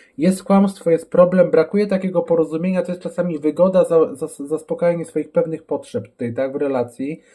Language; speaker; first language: Polish; native; Polish